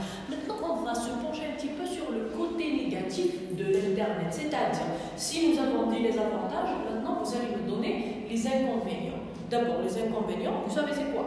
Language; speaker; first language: French; non-native, local second language; Arabic